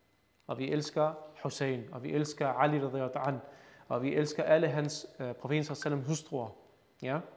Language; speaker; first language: Danish; early bilingual, other home language; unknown